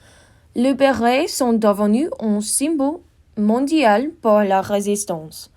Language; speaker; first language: French; non-native, learner; English